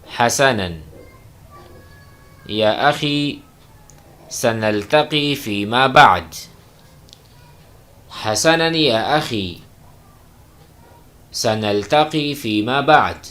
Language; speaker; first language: Arabic; non-native, fluent; Urdu